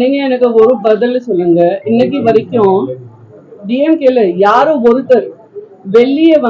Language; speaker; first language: Tamil; non-native, fluent; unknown